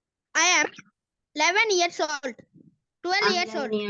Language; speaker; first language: English; non-native, learner; Tamil